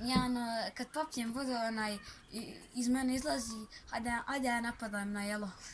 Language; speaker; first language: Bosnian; early bilingual, heritage; Bosnian